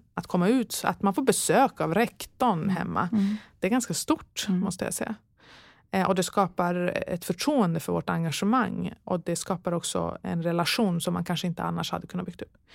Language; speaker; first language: Swedish; early bilingual, other home language; Persian